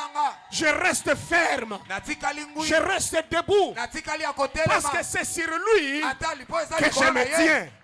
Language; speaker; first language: French; non-native, local second language; Lingala